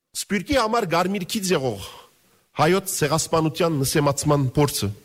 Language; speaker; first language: Armenian; native; Armenian